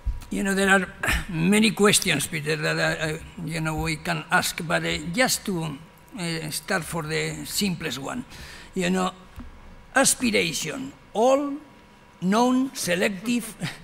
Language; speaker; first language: English; non-native, fluent; Spanish